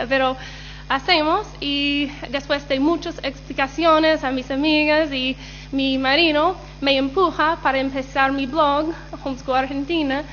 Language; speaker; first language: Spanish; non-native, learner; English